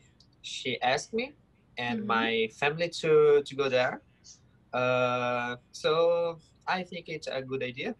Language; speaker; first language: English; non-native, learner; Portuguese